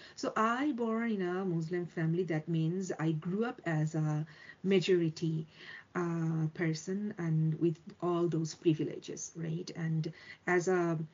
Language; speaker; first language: English; non-native, local second language; Bangla